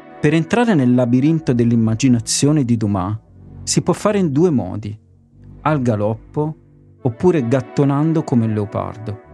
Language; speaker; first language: Italian; native; Italian